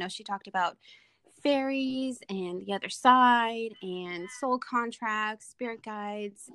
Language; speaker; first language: English; native; English